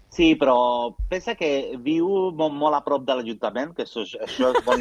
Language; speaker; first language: Catalan; non-native, local second language; Spanish